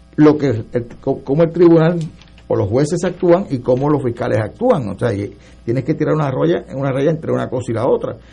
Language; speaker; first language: Spanish; native; Spanish